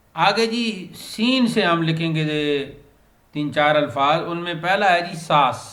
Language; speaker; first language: Urdu; non-native, local second language; Punjabi